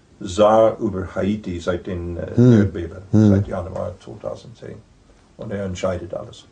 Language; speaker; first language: German; non-native, fluent; English